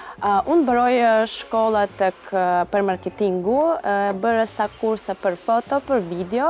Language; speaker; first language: Albanian; non-native, learner; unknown